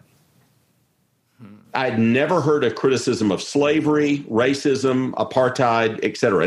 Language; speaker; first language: English; native; English